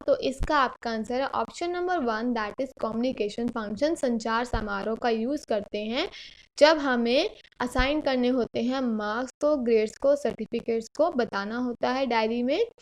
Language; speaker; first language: Hindi; native; Hindi